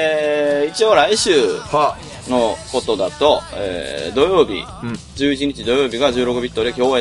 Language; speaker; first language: Japanese; native; Japanese